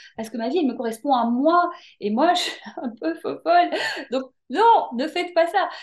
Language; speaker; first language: French; native; French